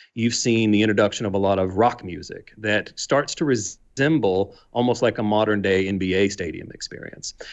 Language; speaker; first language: English; native; English